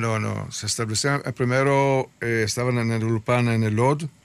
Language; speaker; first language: Spanish; early bilingual, heritage; Spanish